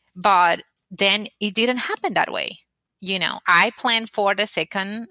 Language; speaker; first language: English; non-native, fluent; Spanish